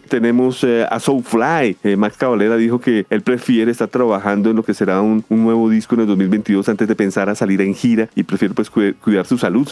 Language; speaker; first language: Spanish; native; Spanish